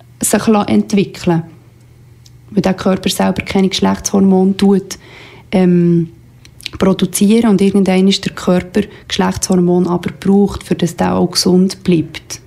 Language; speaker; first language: German; native; German